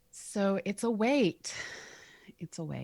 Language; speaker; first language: English; native; English